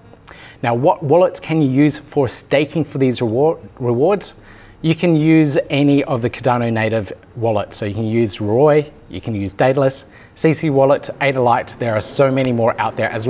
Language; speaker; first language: English; native; English